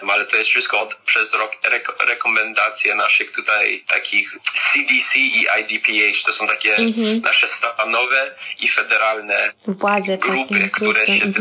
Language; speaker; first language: Polish; early bilingual, heritage; Polish